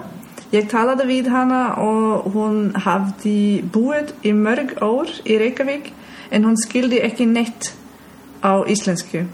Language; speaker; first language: Icelandic; non-native, learner; German